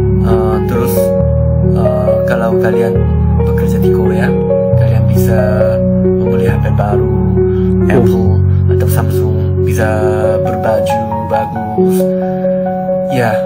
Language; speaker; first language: Indonesian; non-native, learner; Korean